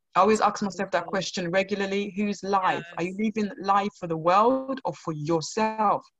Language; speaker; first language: English; non-native, local second language; Krio